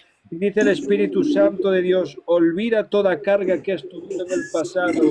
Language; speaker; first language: Spanish; native; Spanish